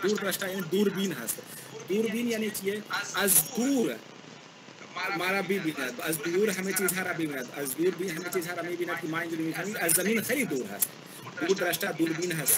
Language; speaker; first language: Persian; non-native, learner; Hindi